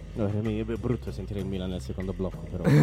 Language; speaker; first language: Italian; native; Italian